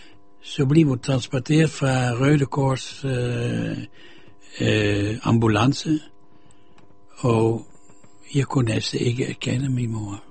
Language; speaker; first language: Danish; non-native, fluent; Dutch